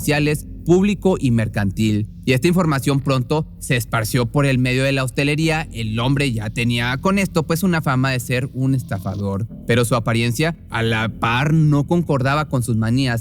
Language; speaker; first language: Spanish; native; Spanish